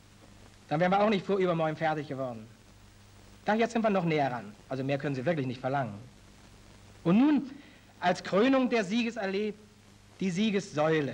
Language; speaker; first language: German; native; German